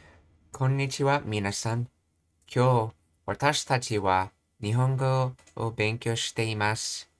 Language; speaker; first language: Japanese; non-native, learner; English